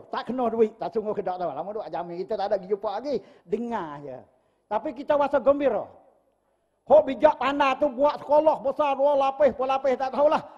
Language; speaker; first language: Malay; native; Malay